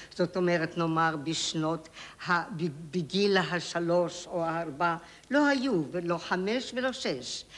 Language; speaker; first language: Hebrew; native; Hebrew